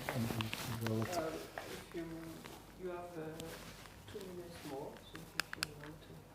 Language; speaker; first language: English; non-native, learner; French